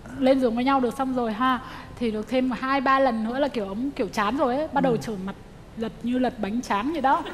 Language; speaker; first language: Vietnamese; native; Vietnamese